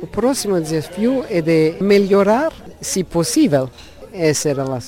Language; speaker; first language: Portuguese; non-native, learner; Luxembourgish